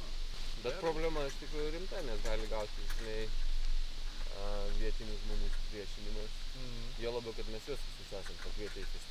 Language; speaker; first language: Lithuanian; native; Lithuanian